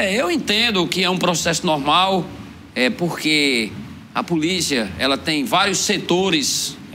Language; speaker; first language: Portuguese; native; Portuguese